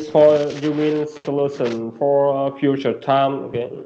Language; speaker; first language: English; non-native, learner; Vietnamese